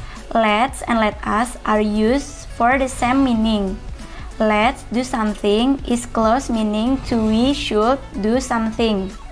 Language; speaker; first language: English; non-native, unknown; Indonesian